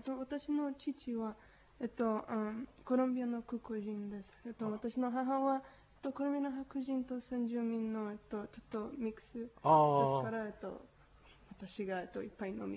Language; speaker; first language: Japanese; non-native, learner; Spanish